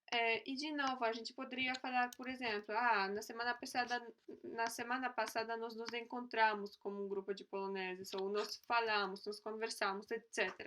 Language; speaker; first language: Portuguese; non-native, fluent; Polish